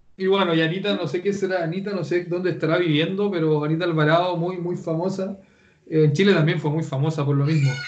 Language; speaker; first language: Spanish; native; Spanish